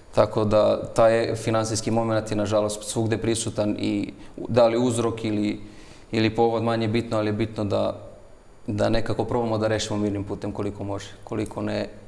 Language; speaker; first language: Serbian; native; Serbian